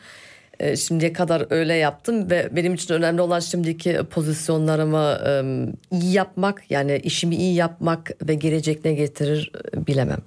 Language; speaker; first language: Turkish; early bilingual, heritage; Turkish